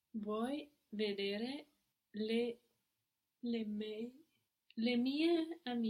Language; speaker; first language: Italian; non-native, learner; English